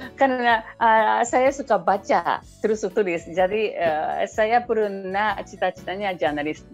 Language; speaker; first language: Indonesian; non-native, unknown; Japanese